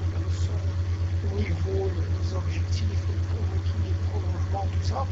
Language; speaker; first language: French; non-native, local second language; Arabic